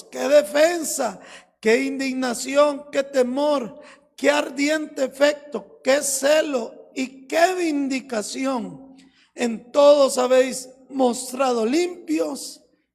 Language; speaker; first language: Spanish; native; Spanish